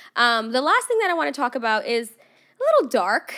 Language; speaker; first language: English; non-native, fluent; Russian